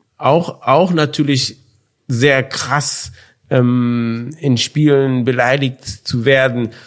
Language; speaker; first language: German; early bilingual, other home language; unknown